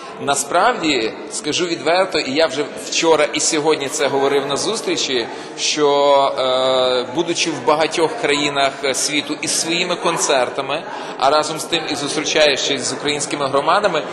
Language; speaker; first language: Ukrainian; native; Ukrainian